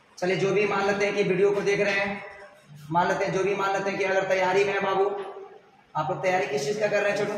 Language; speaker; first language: Hindi; native; Hindi